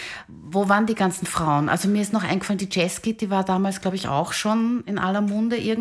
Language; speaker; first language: German; native; German